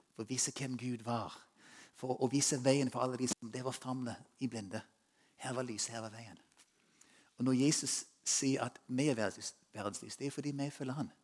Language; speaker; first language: Norwegian; non-native, fluent; English